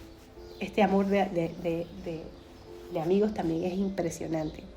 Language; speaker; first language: Spanish; native; Spanish